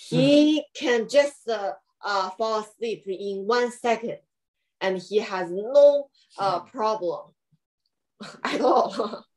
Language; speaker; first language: English; non-native, fluent; Chinese